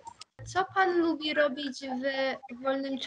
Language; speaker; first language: Polish; early bilingual, other home language; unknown